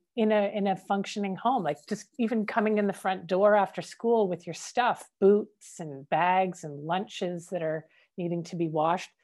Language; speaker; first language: English; native; English